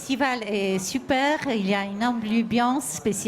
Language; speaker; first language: French; non-native, fluent; Polish